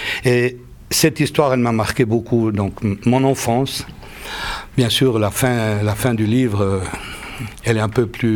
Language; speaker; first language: French; native; French